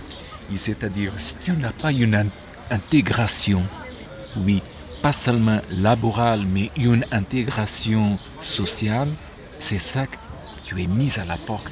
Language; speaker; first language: French; non-native, fluent; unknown